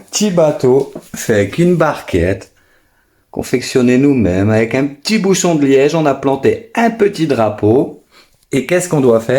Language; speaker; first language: French; native; French